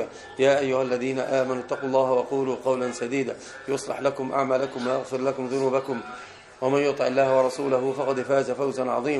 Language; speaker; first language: Arabic; native; Arabic